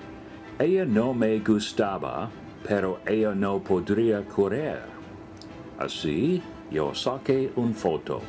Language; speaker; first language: Spanish; non-native, learner; English